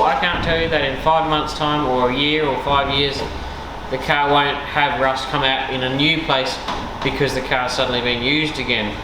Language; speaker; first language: English; native; English